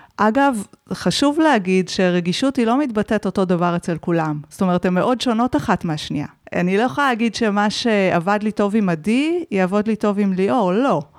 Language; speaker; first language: Hebrew; native; Hebrew